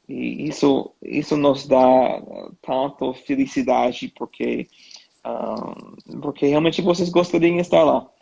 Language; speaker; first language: Portuguese; non-native, learner; English